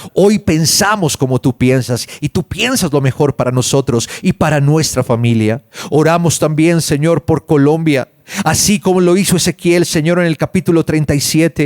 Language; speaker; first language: Spanish; native; Spanish